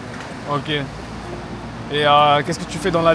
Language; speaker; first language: French; native; French